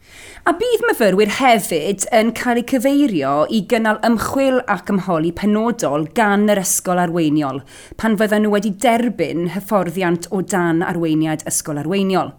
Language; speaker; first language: Welsh; native; Welsh